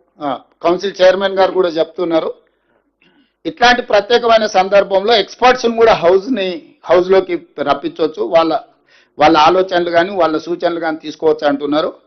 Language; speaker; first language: Telugu; native; Telugu